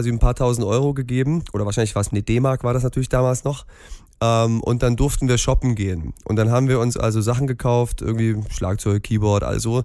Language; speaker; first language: German; native; German